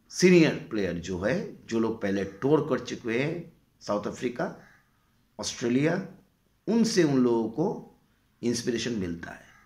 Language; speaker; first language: Hindi; non-native, local second language; Bangla